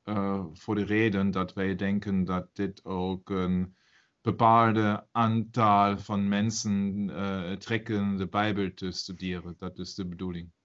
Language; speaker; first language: Dutch; non-native, learner; German